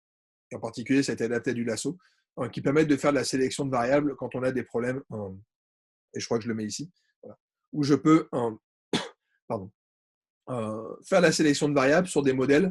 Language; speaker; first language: French; native; French